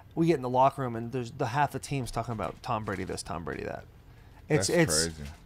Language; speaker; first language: English; native; English